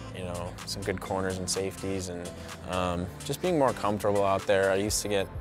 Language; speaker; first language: English; native; English